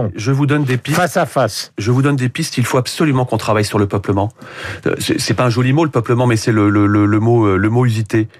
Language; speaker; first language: French; native; French